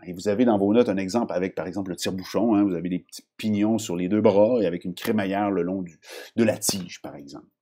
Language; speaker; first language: French; native; French